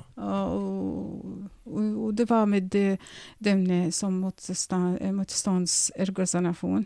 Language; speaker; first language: Swedish; non-native, fluent; Arabic